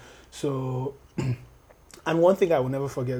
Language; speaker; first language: English; non-native, local second language; Yoruba